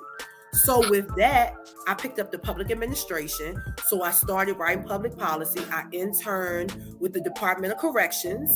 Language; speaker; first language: English; native; English